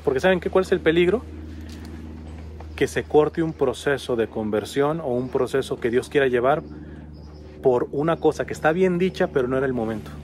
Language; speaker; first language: Spanish; native; Spanish